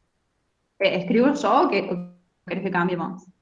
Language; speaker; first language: Spanish; native; Spanish